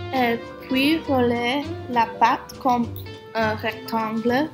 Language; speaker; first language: French; non-native, learner; English